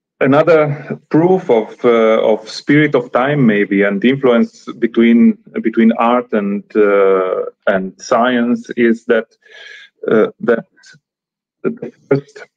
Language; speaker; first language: English; non-native, fluent; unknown